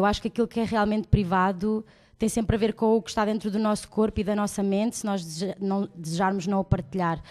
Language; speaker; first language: Portuguese; native; Portuguese